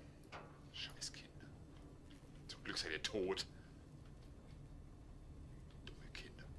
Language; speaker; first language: German; native; German